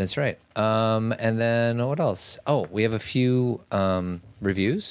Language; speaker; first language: English; native; English